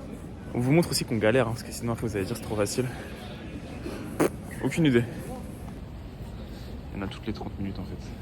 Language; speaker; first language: French; native; French